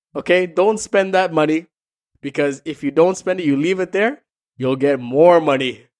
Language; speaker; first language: English; native; English